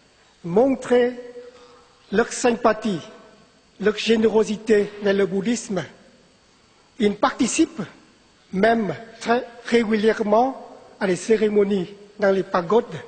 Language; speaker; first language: French; non-native, fluent; Vietnamese